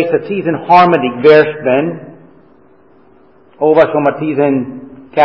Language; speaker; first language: Hungarian; non-native, fluent; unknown